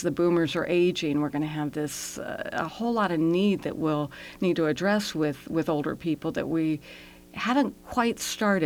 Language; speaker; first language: English; native; English